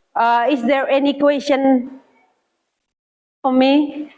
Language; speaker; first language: English; non-native, fluent; Indonesian